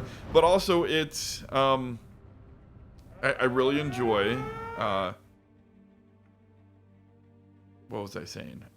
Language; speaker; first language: English; native; English